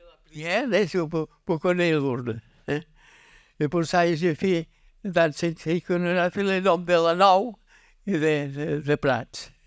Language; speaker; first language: French; non-native, learner; Catalan